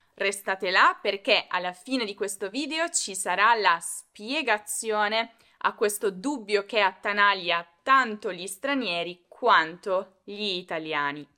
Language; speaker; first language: Italian; native; Italian